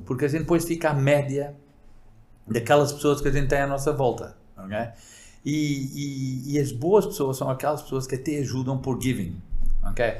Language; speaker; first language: Portuguese; early bilingual, other home language; English